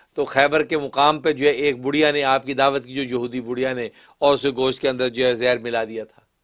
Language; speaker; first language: Urdu; non-native, local second language; Kashmiri